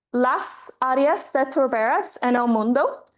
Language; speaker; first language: Spanish; non-native, fluent; English